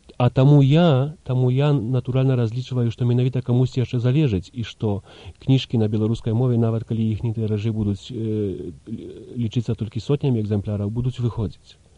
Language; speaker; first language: Belarusian; early bilingual, heritage; Belarusian